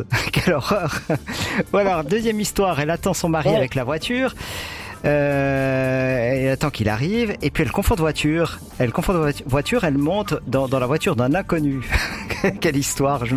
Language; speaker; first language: French; native; French